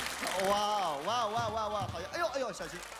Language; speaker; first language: Chinese; native; Chinese